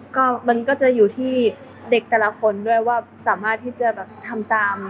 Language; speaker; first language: Thai; early bilingual, other home language; German